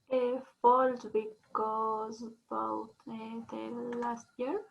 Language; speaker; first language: English; non-native, learner; Spanish